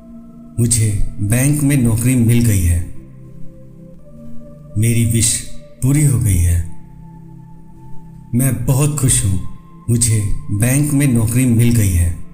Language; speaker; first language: Hindi; native; Hindi